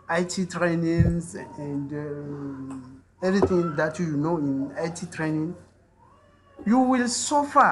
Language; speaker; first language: English; non-native, learner; French